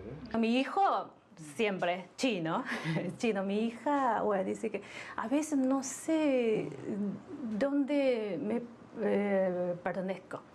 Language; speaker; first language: Spanish; non-native, fluent; Chinese